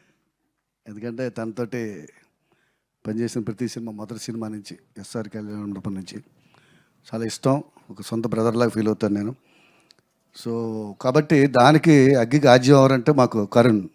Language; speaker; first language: Telugu; native; Telugu